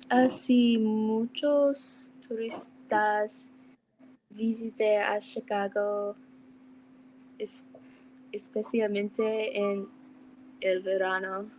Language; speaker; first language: Spanish; non-native, learner; English